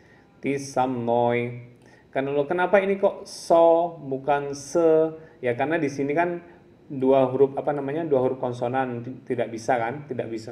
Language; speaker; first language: Indonesian; non-native, local second language; Javanese